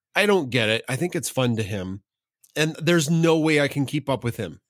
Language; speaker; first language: English; native; English